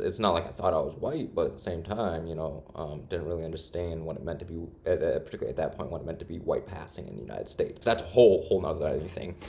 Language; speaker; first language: English; native; English